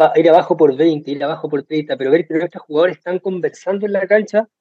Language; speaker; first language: Spanish; native; Spanish